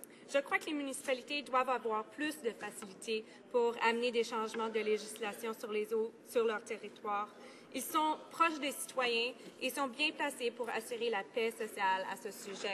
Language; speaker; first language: French; native; French